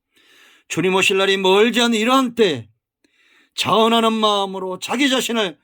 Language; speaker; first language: Korean; native; Korean